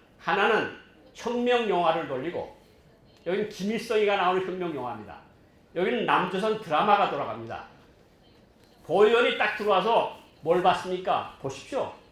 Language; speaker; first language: Korean; native; Korean